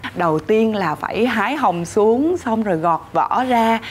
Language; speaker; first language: Vietnamese; native; Vietnamese